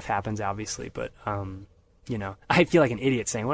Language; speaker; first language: English; native; English